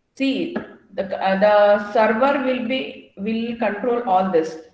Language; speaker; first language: English; non-native, local second language; Kannada